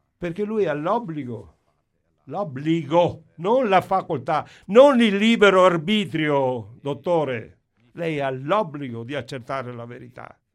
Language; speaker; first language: Italian; native; Italian